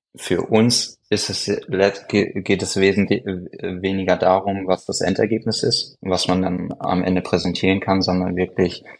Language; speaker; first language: German; native; German